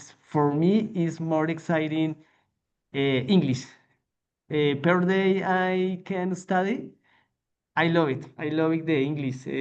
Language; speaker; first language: English; non-native, learner; Spanish